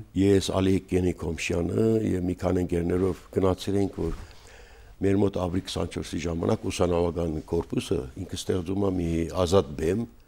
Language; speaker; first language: Armenian; native; Armenian